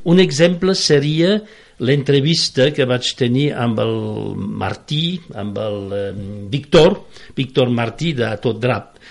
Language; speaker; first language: Catalan; non-native, fluent; French